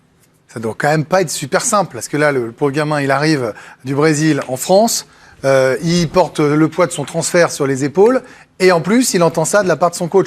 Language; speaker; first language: French; native; French